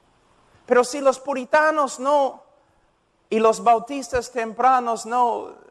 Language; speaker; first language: Spanish; non-native, fluent; English